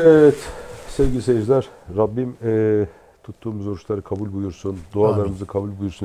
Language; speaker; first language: Turkish; native; Turkish